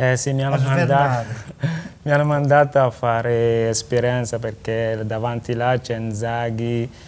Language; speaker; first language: Italian; non-native, learner; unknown